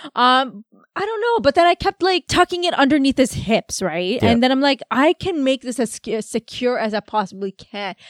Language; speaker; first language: English; native; English